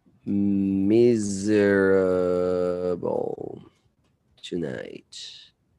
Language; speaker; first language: English; non-native, fluent; Portuguese